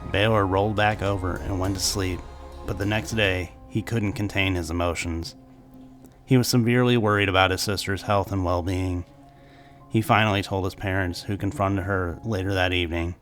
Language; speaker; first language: English; native; English